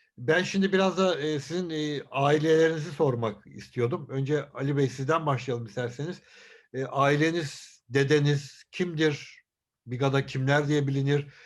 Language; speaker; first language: Turkish; native; Turkish